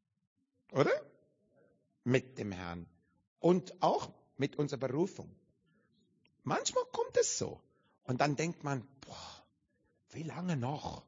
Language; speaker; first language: German; non-native, learner; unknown